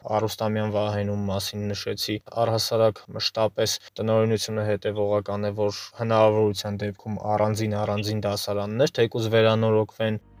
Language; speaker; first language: Armenian; native; Armenian